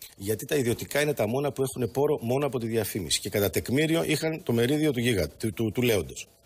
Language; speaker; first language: Greek; native; Greek